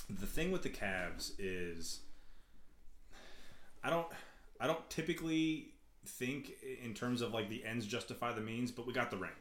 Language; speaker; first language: English; native; English